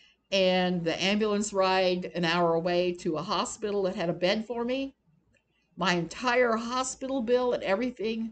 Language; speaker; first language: English; native; English